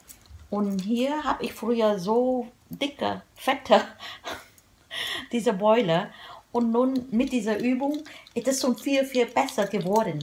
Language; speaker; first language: German; non-native, learner; Vietnamese